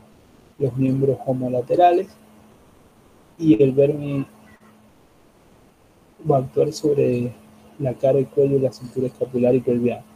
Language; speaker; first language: Spanish; native; Spanish